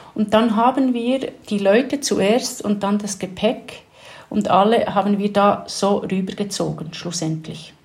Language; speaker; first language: German; native; German